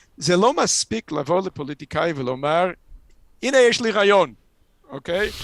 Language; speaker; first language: Hebrew; non-native, fluent; English